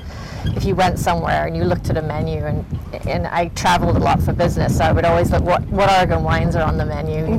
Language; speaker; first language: English; native; English